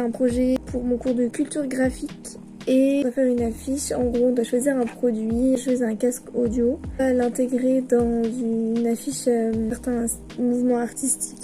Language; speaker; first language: French; native; French